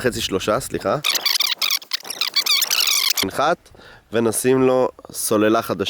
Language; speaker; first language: Hebrew; native; Hebrew